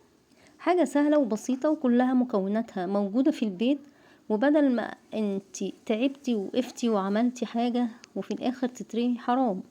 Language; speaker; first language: Arabic; native; Arabic